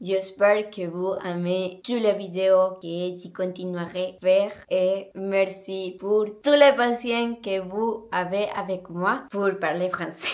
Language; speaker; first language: French; non-native, learner; Spanish